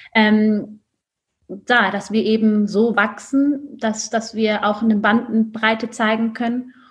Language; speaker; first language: German; native; German